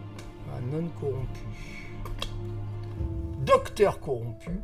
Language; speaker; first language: French; native; French